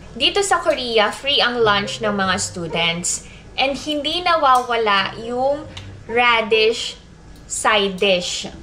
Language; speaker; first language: Filipino; native; Filipino